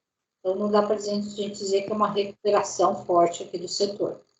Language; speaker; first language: Portuguese; native; Portuguese